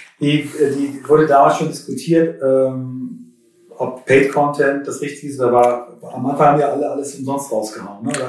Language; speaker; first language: German; native; German